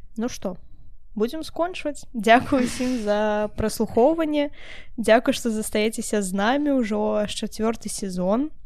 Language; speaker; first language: Belarusian; non-native, local second language; Russian